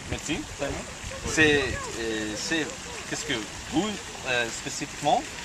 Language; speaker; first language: French; non-native, learner; English